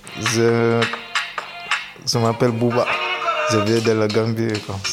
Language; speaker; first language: French; non-native, learner; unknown